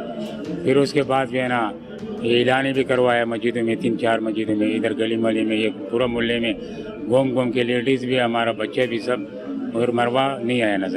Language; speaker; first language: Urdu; non-native, local second language; Pashto